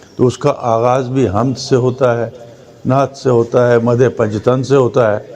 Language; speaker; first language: Urdu; native; Urdu